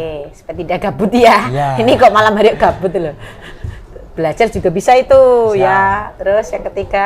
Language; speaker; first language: Indonesian; native; Indonesian